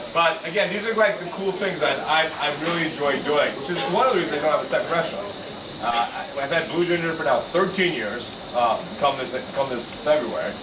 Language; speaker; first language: English; native; English